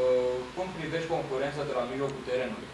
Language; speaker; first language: Romanian; native; Romanian